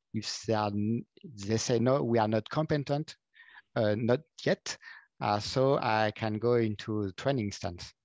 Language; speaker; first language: English; non-native, fluent; French